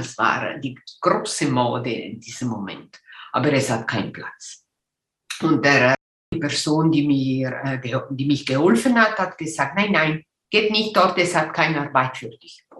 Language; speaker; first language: German; non-native, local second language; Italian